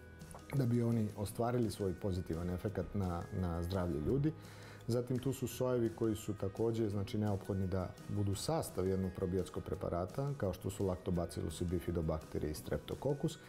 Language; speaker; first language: Serbian; native; Serbian